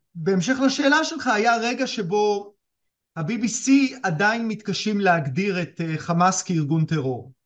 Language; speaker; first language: Hebrew; native; Hebrew